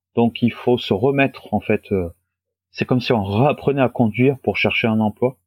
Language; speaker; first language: French; non-native, local second language; Wolof